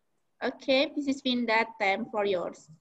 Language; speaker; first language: English; non-native, learner; Indonesian